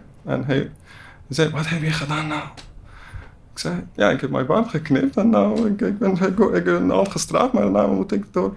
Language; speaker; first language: Dutch; non-native, learner; Persian